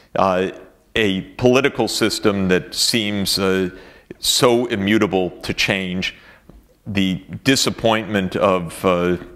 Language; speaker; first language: English; native; English